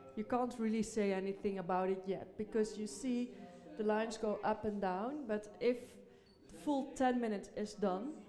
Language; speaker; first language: English; non-native, fluent; Dutch